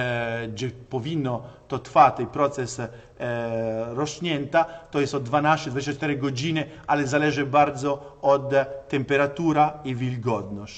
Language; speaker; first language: Polish; non-native, learner; Italian